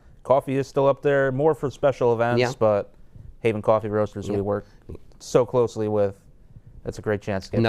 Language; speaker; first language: English; native; English